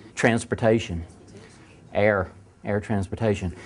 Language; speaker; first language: English; native; English